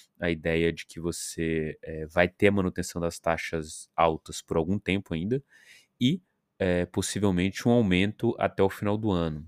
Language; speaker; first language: Portuguese; native; Portuguese